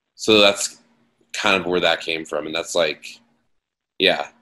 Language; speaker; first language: English; native; English